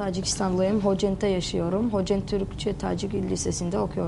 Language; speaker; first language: Turkish; non-native, learner; Tajik